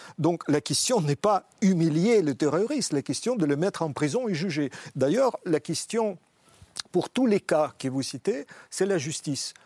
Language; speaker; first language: French; non-native, fluent; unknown